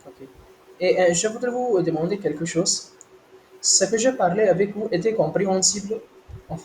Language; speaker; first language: French; non-native, learner; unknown